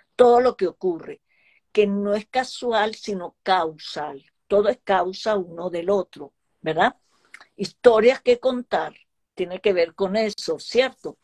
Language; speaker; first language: Spanish; early bilingual, other home language; Hebrew